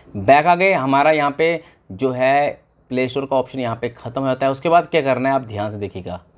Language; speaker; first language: Hindi; native; Hindi